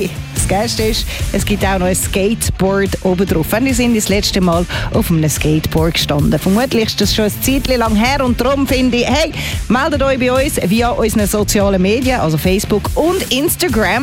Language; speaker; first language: German; native; German